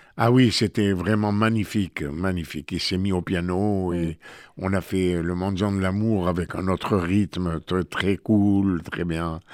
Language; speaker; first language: French; native; French